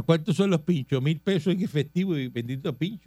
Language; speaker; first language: Spanish; native; Spanish